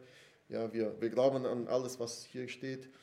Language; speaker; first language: German; non-native, fluent; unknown